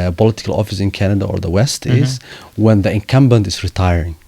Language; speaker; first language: English; non-native, fluent; Somali